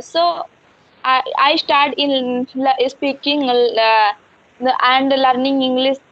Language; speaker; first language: English; non-native, learner; Hindi